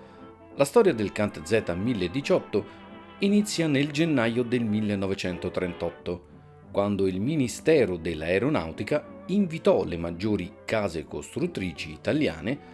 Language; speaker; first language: Italian; native; Italian